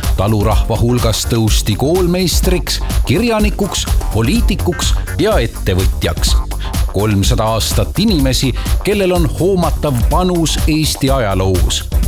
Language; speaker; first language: Estonian; native; Estonian